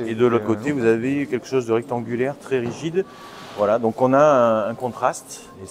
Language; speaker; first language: French; native; French